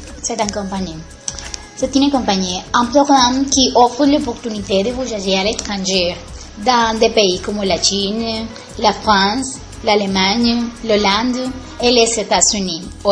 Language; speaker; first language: French; non-native, learner; Spanish